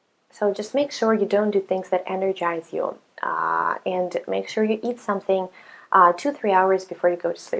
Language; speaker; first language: English; non-native, fluent; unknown